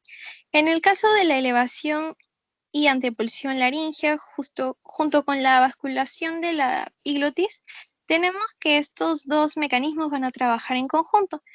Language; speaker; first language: Spanish; native; Spanish